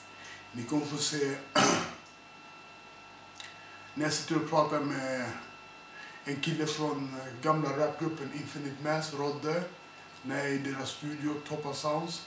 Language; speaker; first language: Swedish; non-native, fluent; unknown